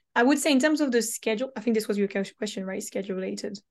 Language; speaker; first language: English; non-native, fluent; French